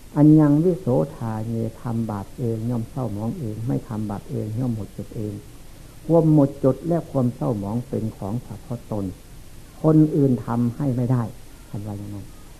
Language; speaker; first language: Thai; non-native, local second language; Lao